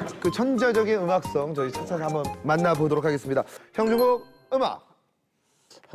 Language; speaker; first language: Korean; native; Korean